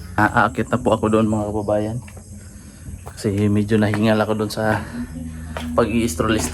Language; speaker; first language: Filipino; non-native, local second language; Cebuano